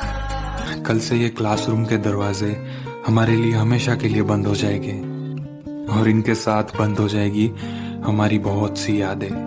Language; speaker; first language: Hindi; native; Hindi